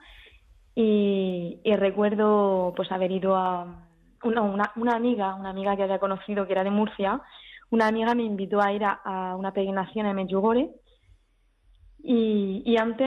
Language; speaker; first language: Spanish; early bilingual, heritage; French